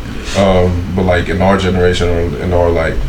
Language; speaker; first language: English; non-native, local second language; Esan